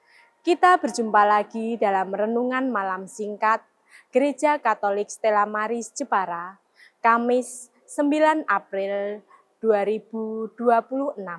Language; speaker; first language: Indonesian; native; Indonesian